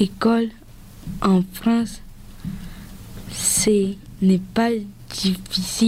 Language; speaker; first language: French; early bilingual, other home language; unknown